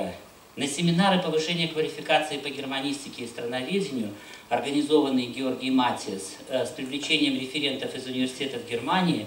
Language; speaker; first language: Russian; native; Russian